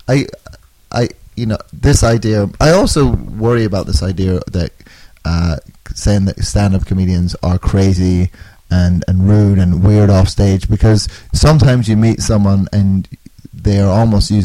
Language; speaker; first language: English; native; English